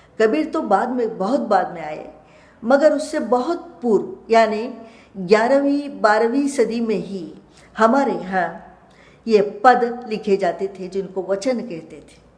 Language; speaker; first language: Hindi; non-native, local second language; Kannada